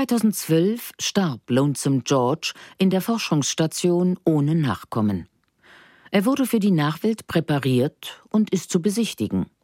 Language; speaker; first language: German; native; German